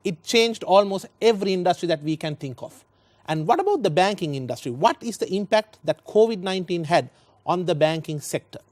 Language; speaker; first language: English; non-native, local second language; Sinhala